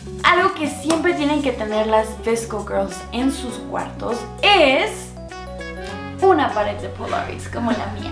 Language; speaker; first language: Spanish; native; Spanish